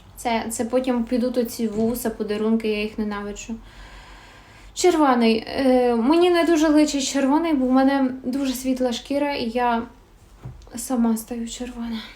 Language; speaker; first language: Ukrainian; native; Ukrainian